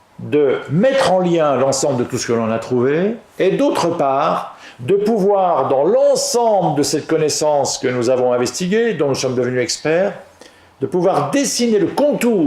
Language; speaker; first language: French; native; French